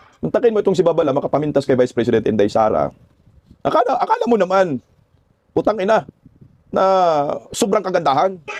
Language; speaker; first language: Filipino; non-native, local second language; Cebuano